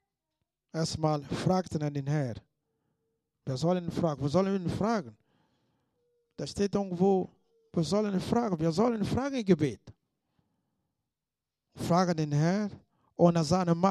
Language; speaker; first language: German; non-native, fluent; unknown